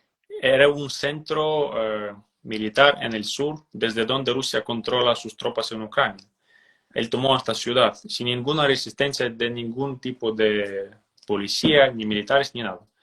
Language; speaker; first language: Spanish; non-native, fluent; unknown